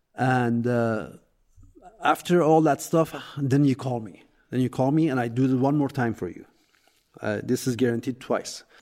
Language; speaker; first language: English; non-native, fluent; Persian